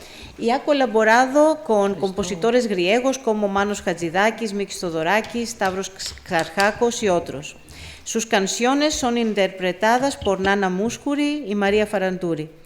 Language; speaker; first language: Spanish; non-native, fluent; Greek